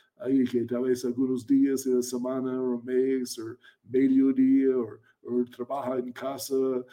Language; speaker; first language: Spanish; non-native, fluent; English